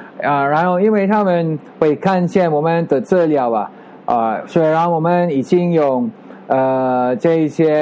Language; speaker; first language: Chinese; non-native, fluent; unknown